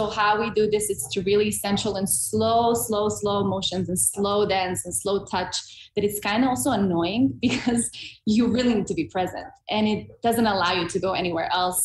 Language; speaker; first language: English; non-native, fluent; Serbian